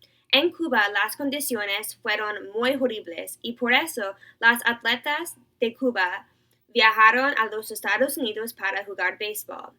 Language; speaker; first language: Spanish; non-native, learner; English